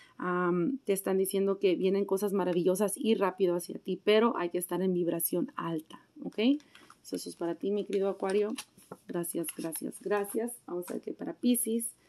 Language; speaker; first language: Spanish; early bilingual, heritage; Spanish